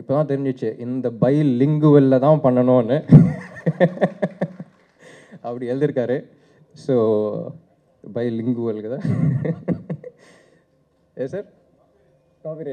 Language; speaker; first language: Tamil; non-native, local second language; Telugu